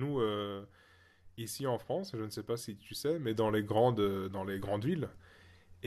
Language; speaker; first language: French; native; French